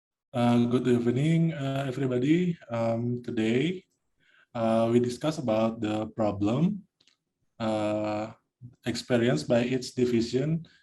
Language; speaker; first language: English; non-native, learner; Indonesian